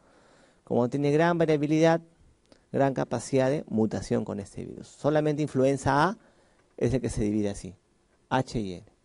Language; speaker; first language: Spanish; native; Spanish